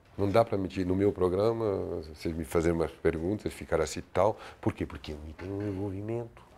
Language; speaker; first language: Portuguese; non-native, fluent; French